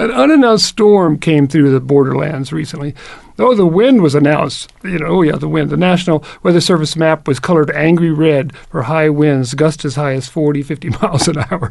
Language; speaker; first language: English; native; English